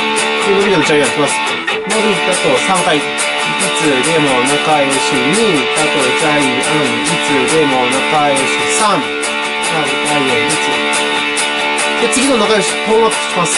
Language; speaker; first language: Japanese; native; Japanese